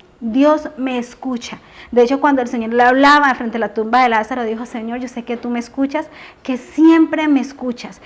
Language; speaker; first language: Spanish; native; Spanish